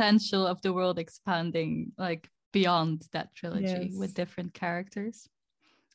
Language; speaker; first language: English; non-native, fluent; Dutch